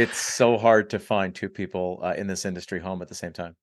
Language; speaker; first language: English; native; English